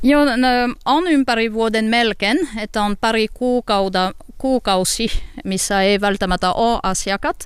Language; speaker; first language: Finnish; non-native, learner; French